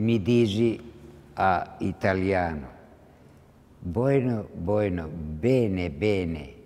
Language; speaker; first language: Italian; non-native, learner; Ladino